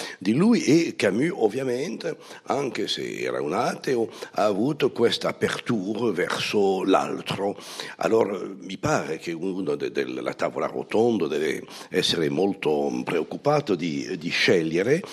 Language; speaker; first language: Italian; non-native, fluent; French